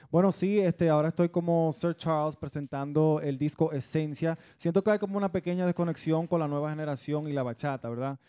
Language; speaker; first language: Spanish; early bilingual, heritage; Spanish